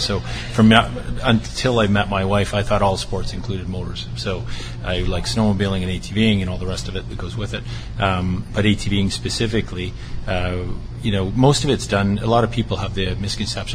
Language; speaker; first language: English; native; English